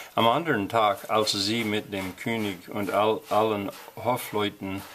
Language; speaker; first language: German; non-native, learner; English